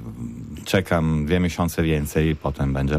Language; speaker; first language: Polish; non-native, learner; Italian